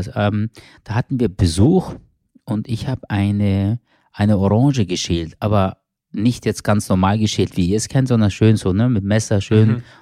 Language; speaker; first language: German; early bilingual, other home language; Turkish